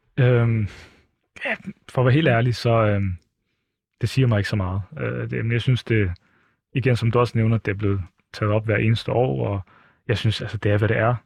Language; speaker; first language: Danish; early bilingual, other home language; Arabic